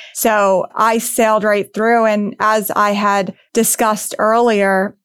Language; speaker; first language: English; native; English